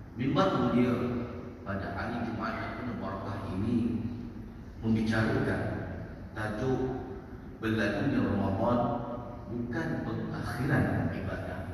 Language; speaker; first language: Malay; native; Malay